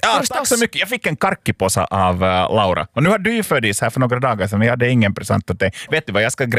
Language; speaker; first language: Swedish; native; Swedish